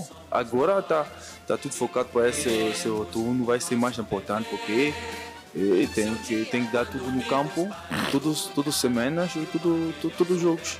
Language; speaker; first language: Portuguese; non-native, learner; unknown